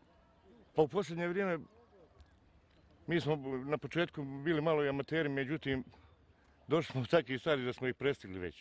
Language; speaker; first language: Bosnian; native; Bosnian